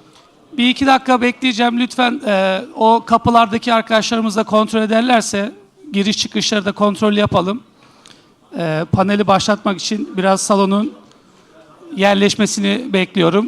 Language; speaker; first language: Turkish; native; Turkish